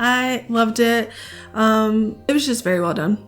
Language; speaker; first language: English; native; English